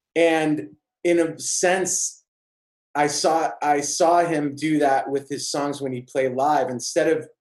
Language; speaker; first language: English; native; English